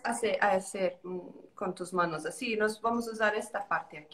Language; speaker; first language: Spanish; non-native, learner; Portuguese